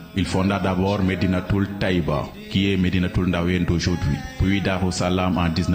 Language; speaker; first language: French; non-native, local second language; Wolof